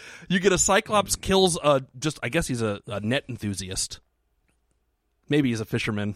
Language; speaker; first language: English; native; English